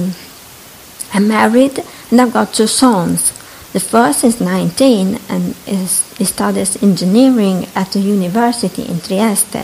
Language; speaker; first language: English; non-native, fluent; Italian